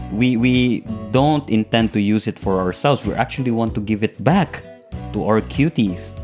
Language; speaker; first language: English; non-native, local second language; Cebuano